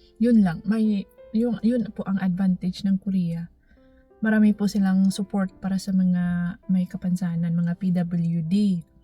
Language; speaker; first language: Filipino; non-native, local second language; Cebuano